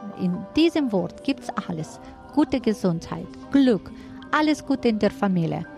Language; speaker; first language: German; non-native, fluent; Ukrainian